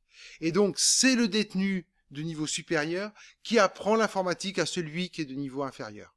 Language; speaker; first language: French; native; French